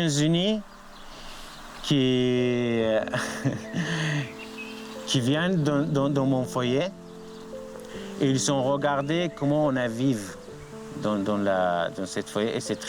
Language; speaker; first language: French; non-native, learner; Arabic